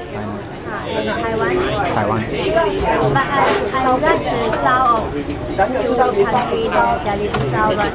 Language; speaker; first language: English; non-native, local second language; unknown